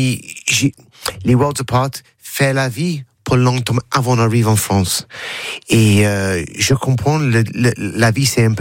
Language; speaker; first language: French; non-native, learner; English